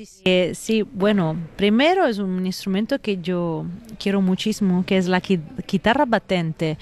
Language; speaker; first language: Spanish; non-native, fluent; Italian